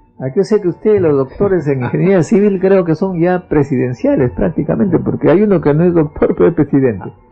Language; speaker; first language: Spanish; native; Spanish